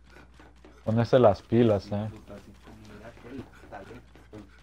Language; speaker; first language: Spanish; early bilingual, heritage; Spanish